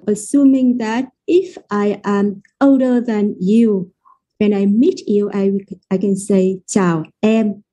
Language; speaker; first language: English; non-native, fluent; Vietnamese